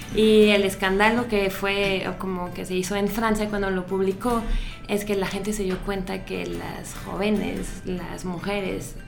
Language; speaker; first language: Spanish; non-native, fluent; French